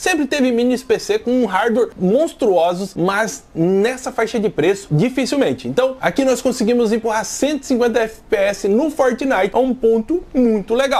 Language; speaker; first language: Portuguese; native; Portuguese